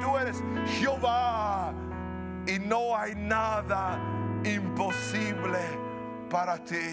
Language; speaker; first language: Spanish; early bilingual, heritage; Spanish